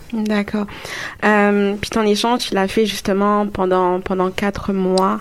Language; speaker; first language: French; native; French